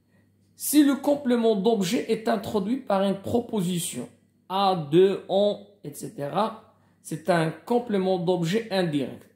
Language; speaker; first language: French; non-native, local second language; Arabic